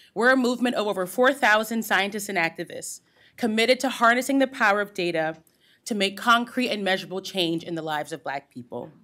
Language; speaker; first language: English; native; English